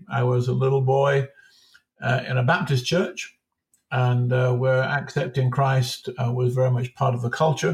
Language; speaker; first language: English; native; English